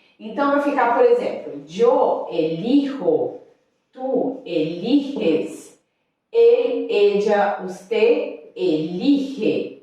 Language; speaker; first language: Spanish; non-native, fluent; Portuguese